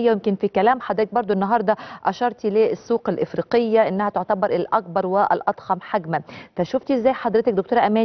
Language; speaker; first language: Arabic; native; Arabic